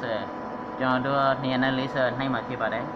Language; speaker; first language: Burmese; native; Burmese